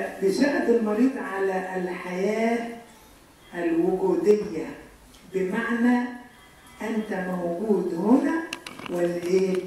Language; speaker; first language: Arabic; native; Arabic